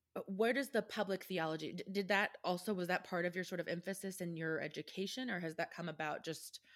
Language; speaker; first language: English; native; English